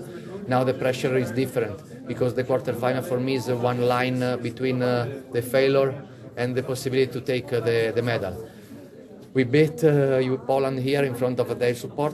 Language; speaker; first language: English; non-native, fluent; Italian